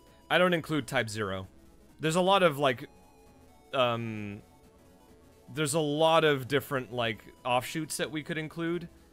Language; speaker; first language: English; early bilingual, other home language; Spanish